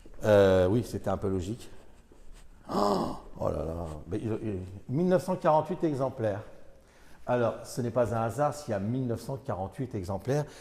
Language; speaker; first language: French; native; French